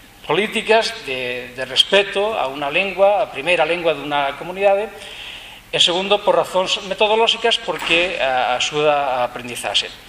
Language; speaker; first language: Spanish; native; Spanish